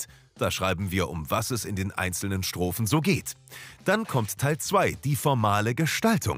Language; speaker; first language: German; native; German